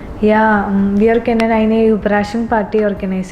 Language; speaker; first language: German; non-native, learner; Malayalam